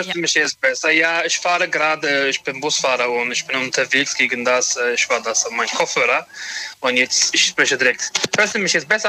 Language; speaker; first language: German; non-native, learner; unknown